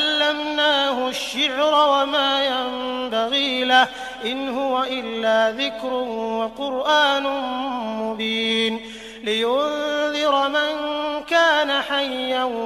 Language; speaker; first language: Arabic; native; Arabic